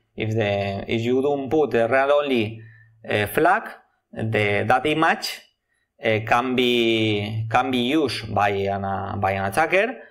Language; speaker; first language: English; non-native, learner; Spanish